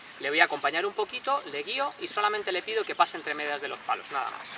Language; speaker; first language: Spanish; native; Spanish